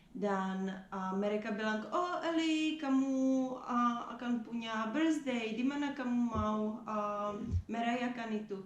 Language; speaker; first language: Indonesian; non-native, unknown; English